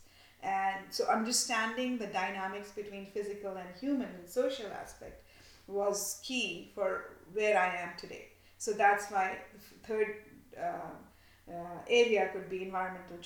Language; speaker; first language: English; non-native, local second language; Bangla